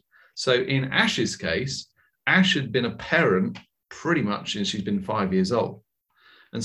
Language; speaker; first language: English; native; English